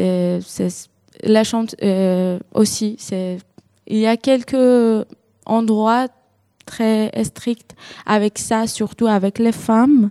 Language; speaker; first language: French; non-native, learner; Persian